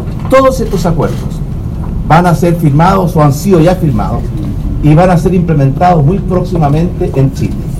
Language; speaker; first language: Spanish; native; Spanish